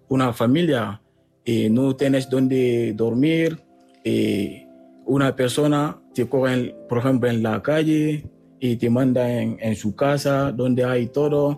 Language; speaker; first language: Spanish; non-native, learner; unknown